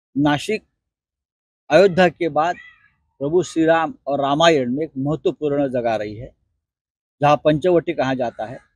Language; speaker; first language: Hindi; non-native, local second language; Marathi